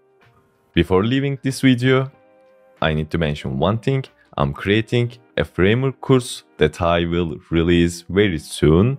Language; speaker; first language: English; non-native, fluent; Turkish